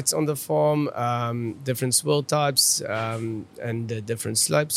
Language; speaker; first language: English; non-native, local second language; Afrikaans